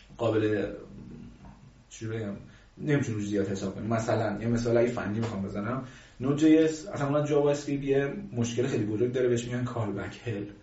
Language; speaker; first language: Persian; native; Persian